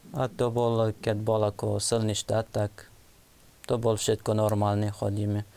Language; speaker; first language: Slovak; non-native, learner; Arabic